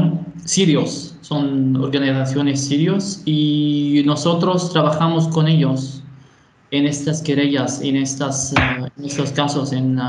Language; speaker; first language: Spanish; non-native, fluent; Arabic